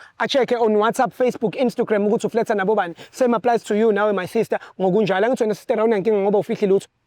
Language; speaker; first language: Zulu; native; Zulu